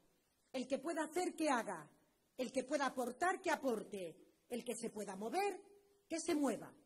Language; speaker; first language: Spanish; native; Spanish